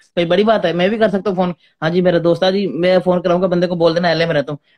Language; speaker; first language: Hindi; native; Hindi